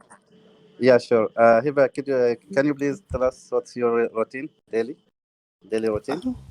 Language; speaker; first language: English; non-native, learner; Arabic